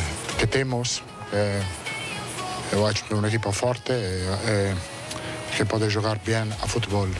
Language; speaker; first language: Portuguese; non-native, fluent; Italian